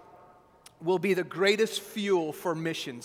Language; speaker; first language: English; early bilingual, other home language; Persian